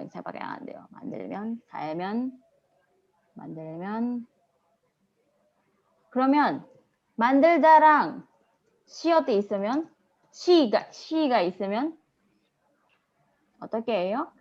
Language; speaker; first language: Korean; non-native, fluent; Indonesian